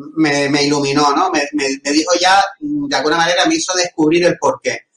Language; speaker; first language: Spanish; native; Spanish